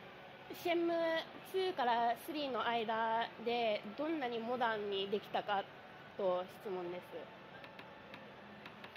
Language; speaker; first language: Japanese; early bilingual, heritage; English